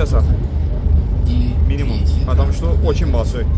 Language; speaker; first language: Russian; non-native, learner; Turkish